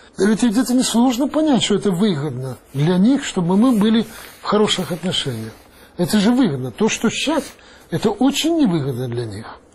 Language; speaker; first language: Russian; non-native, local second language; Ukrainian